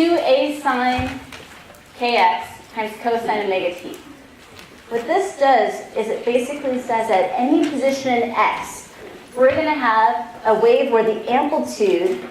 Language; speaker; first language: English; native; English